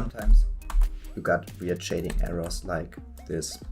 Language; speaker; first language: English; non-native, fluent; German